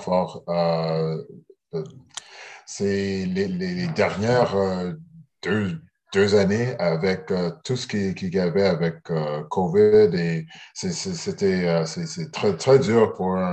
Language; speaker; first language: French; early bilingual, heritage; English